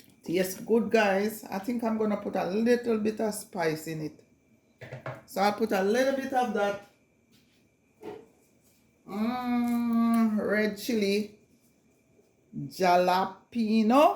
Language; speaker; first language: English; non-native, local second language; Jamaican Creole English